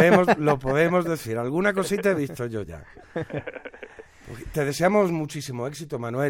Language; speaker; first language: Spanish; native; Spanish